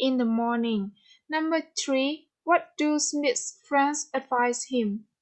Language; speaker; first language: English; non-native, fluent; Vietnamese